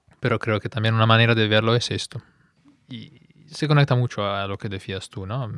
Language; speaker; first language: Spanish; non-native, fluent; Italian